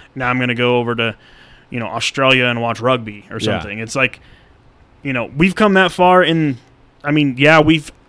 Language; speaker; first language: English; native; English